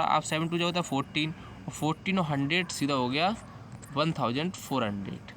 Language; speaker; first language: Hindi; native; Hindi